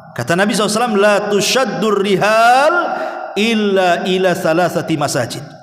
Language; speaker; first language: Malay; native; Malay